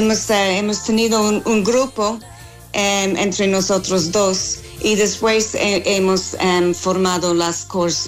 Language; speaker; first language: Spanish; non-native, learner; English